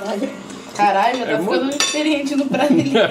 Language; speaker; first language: Portuguese; native; Portuguese